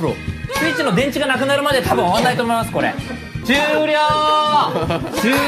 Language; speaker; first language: Japanese; native; Japanese